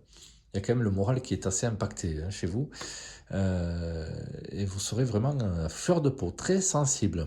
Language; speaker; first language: French; native; French